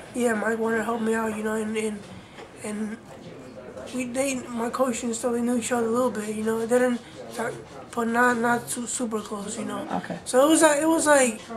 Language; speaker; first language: English; early bilingual, other home language; Spanish